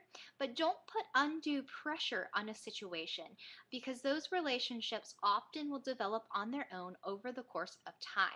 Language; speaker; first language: English; native; English